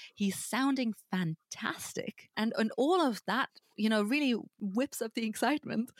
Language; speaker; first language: English; non-native, fluent; German